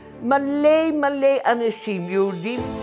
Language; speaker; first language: Hebrew; non-native, fluent; Dutch